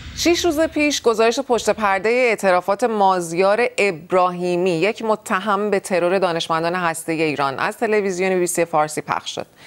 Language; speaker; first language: Persian; native; Persian